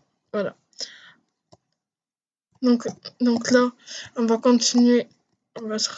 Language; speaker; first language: French; native; French